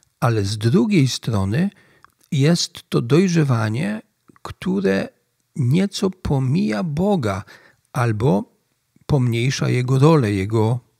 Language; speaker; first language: Polish; native; Polish